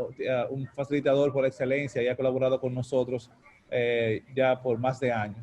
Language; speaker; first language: Spanish; native; Spanish